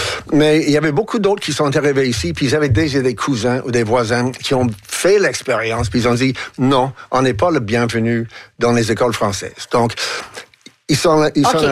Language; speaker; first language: French; non-native, fluent; English